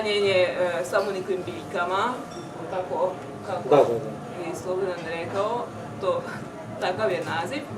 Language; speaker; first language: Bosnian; non-native, local second language; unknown